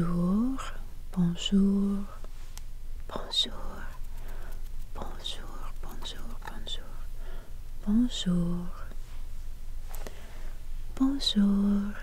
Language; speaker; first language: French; non-native, learner; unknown